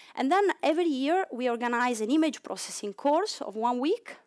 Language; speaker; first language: English; non-native, fluent; Italian